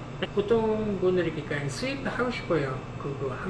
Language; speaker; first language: Korean; non-native, learner; Portuguese